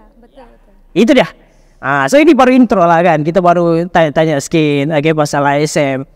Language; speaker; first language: Malay; native; Malay